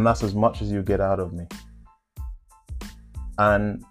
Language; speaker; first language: English; non-native, local second language; Jamaican Creole English